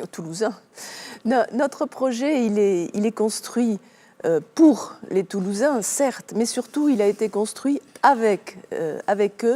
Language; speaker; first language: French; native; French